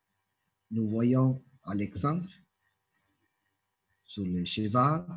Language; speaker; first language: French; non-native, fluent; Spanish